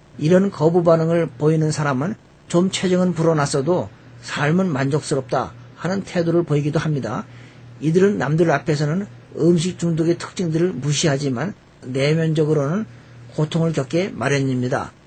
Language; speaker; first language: Korean; native; Korean